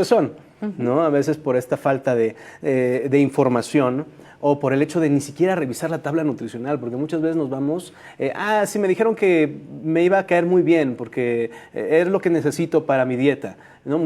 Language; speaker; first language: Spanish; native; Spanish